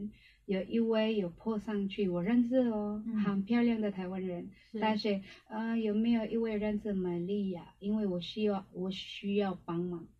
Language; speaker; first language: Chinese; non-native, learner; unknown